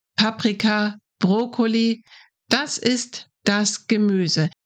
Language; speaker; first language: English; non-native, fluent; German